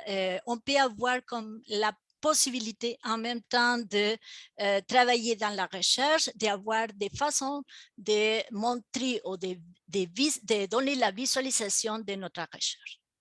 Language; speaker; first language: French; non-native, fluent; Spanish